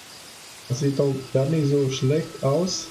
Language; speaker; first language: German; non-native, fluent; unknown